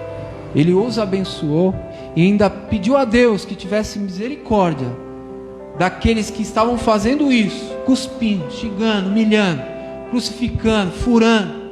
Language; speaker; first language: Portuguese; native; Portuguese